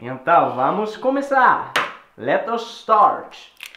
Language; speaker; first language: Portuguese; non-native, learner; Swedish